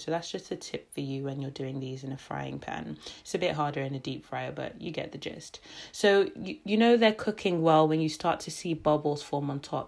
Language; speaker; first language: English; native; English